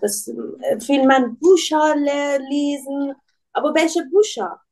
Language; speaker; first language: German; non-native, learner; Persian